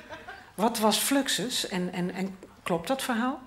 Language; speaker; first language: Dutch; native; Dutch